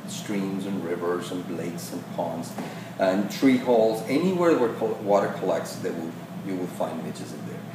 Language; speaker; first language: English; non-native, fluent; Spanish